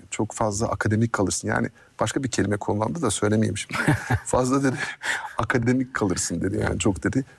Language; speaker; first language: Turkish; early bilingual, heritage; Turkish